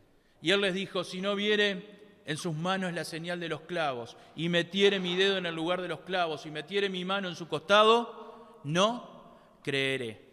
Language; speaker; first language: Spanish; native; Spanish